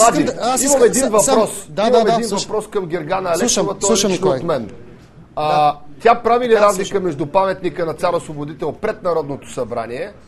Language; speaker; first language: Bulgarian; native; Bulgarian